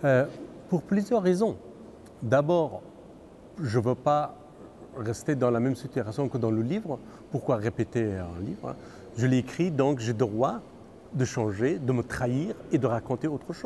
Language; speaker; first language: French; non-native, fluent; Persian